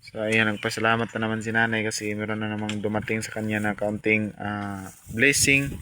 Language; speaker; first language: Filipino; non-native, local second language; Cebuano